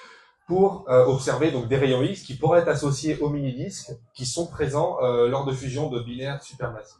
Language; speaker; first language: French; native; French